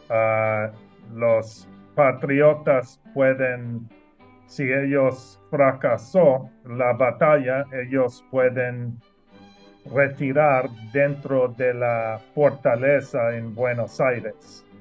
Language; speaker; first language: Spanish; non-native, learner; English